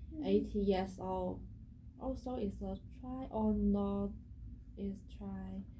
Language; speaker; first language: English; non-native, learner; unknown